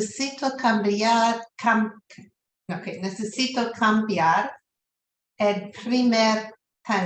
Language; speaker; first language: Spanish; non-native, learner; English